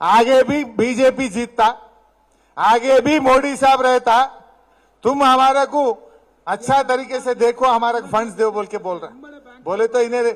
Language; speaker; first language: Hindi; non-native, local second language; Telugu